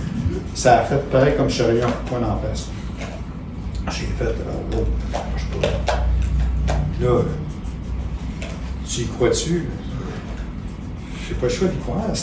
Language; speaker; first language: French; native; French